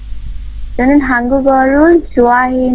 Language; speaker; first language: Korean; non-native, learner; Bangla